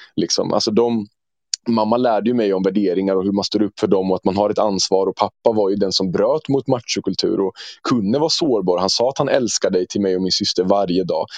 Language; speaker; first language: Swedish; early bilingual, other home language; Turkish